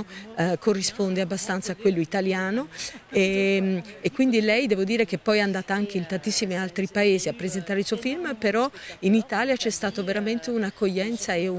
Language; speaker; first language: Italian; non-native, fluent; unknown